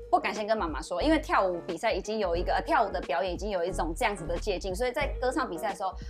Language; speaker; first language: Chinese; native; Chinese